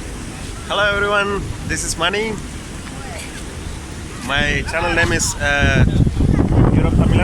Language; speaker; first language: English; non-native, local second language; Tamil